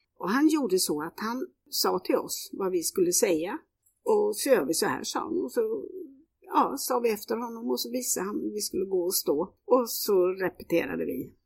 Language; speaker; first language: Swedish; native; Swedish